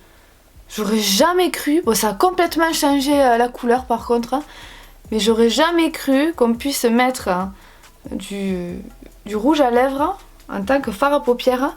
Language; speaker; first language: French; native; French